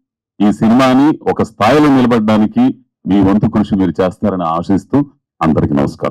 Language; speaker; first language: Telugu; native; Telugu